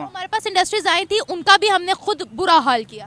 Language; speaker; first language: Hindi; native; Hindi